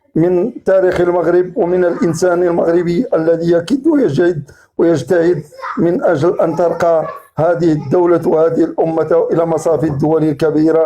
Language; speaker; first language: Arabic; native; Arabic